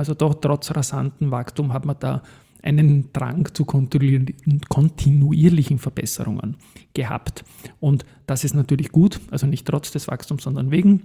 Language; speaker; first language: German; native; German